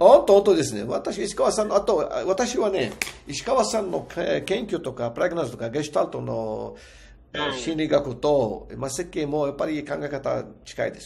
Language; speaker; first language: Japanese; non-native, fluent; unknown